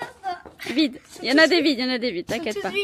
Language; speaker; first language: French; native; French